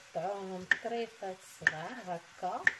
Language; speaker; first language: French; non-native, local second language; Arabic